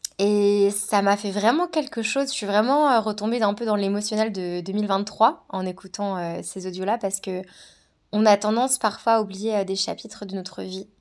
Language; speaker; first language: French; native; French